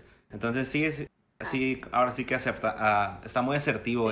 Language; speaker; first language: Spanish; native; Spanish